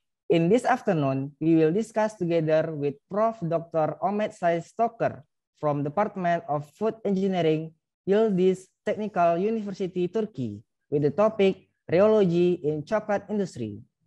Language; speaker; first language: English; non-native, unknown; Indonesian